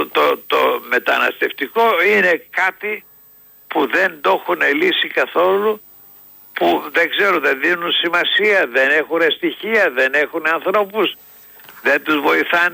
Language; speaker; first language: Greek; native; Greek